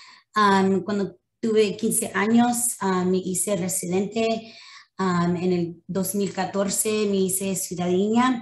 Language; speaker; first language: Spanish; early bilingual, other home language; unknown